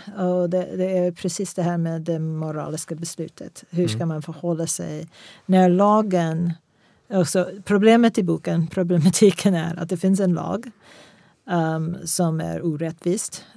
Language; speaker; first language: Swedish; non-native, fluent; English